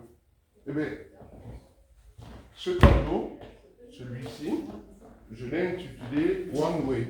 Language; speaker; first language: French; native; French